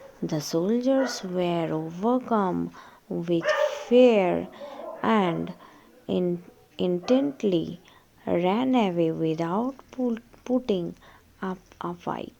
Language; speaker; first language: English; non-native, local second language; Bangla